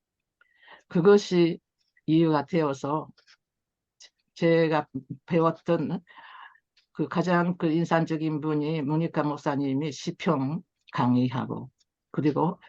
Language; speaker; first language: Korean; early bilingual, heritage; Korean